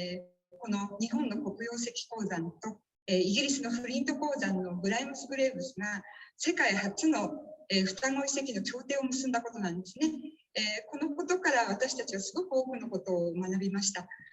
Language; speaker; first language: Japanese; native; Japanese